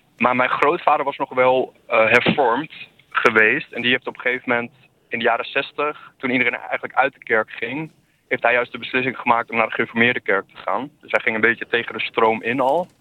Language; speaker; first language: Dutch; native; Dutch